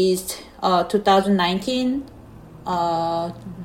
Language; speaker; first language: English; non-native, learner; Korean